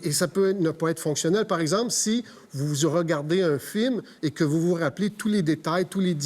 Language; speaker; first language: French; native; French